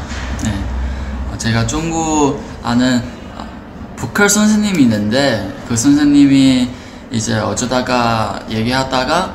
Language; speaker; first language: Korean; non-native, fluent; Chinese